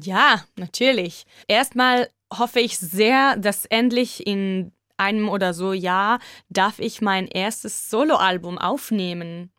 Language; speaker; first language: German; non-native, fluent; Hebrew